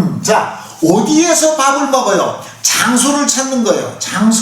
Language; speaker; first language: Korean; native; Korean